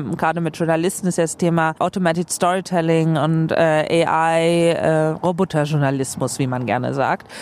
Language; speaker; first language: German; non-native, fluent; Swedish